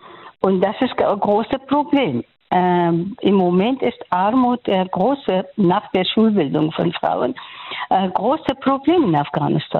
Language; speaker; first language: German; non-native, fluent; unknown